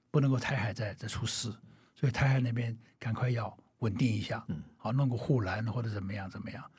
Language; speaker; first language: Chinese; native; Chinese